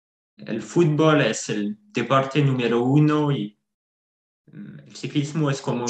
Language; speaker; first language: Spanish; non-native, fluent; French